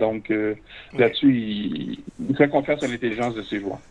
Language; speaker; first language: French; native; French